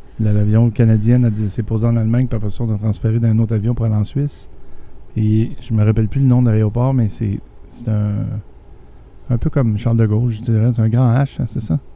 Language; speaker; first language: French; native; French